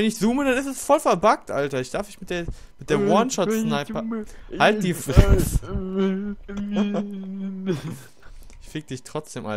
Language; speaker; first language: German; native; German